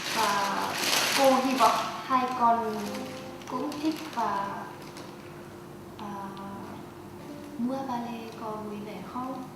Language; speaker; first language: Vietnamese; non-native, learner; German